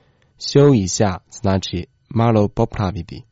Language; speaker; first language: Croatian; non-native, learner; Chinese